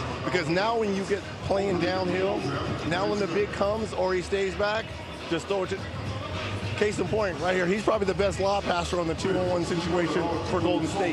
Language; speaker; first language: English; native; English